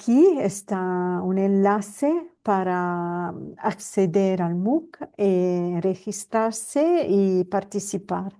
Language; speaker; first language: Spanish; non-native, fluent; Italian